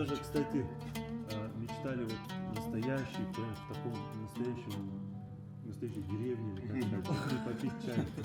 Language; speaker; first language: Russian; native; Russian